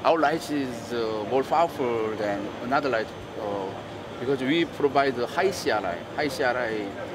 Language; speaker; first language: English; non-native, learner; Korean